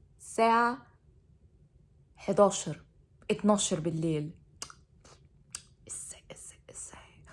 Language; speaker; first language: Egyptian Arabic; non-native, learner; English